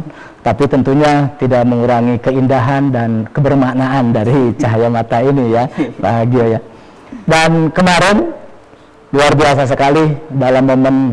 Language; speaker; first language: Indonesian; native; Indonesian